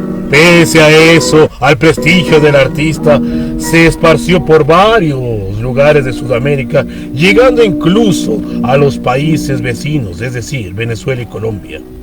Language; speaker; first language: Spanish; native; Spanish